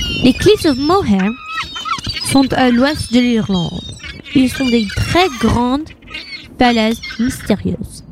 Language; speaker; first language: French; non-native, learner; English